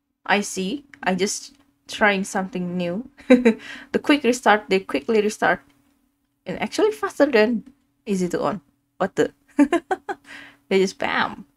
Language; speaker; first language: English; non-native, fluent; Indonesian